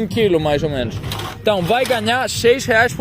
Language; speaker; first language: Portuguese; non-native, fluent; Greek